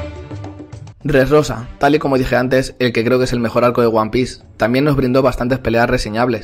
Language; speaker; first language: Spanish; native; Spanish